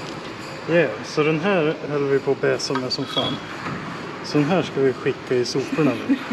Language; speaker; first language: Swedish; native; Swedish